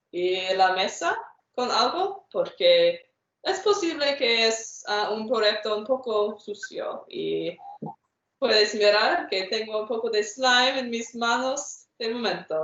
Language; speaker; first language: Spanish; non-native, fluent; English